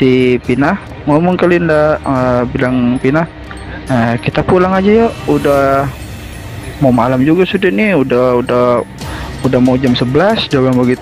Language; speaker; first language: Indonesian; native; Indonesian